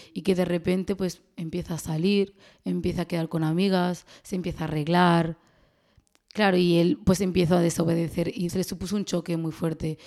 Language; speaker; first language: Spanish; early bilingual, other home language; Arabic